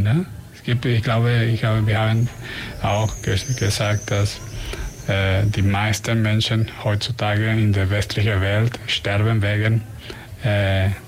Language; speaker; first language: German; non-native, learner; Spanish